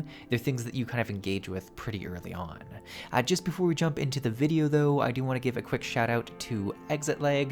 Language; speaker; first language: English; native; English